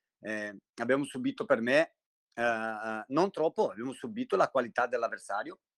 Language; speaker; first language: Italian; non-native, fluent; Portuguese